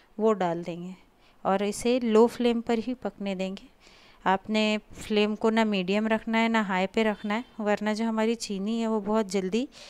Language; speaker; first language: Hindi; native; Hindi